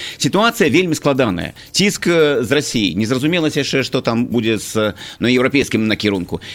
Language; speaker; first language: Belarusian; native; Belarusian